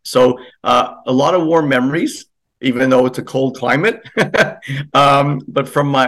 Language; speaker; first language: English; native; English